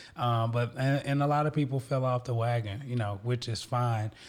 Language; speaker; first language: English; native; English